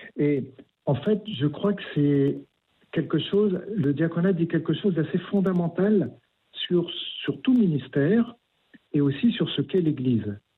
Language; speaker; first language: French; native; French